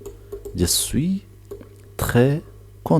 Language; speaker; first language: French; non-native, learner; Tigrinya